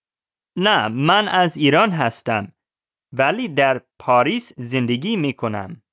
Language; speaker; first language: Persian; non-native, learner; English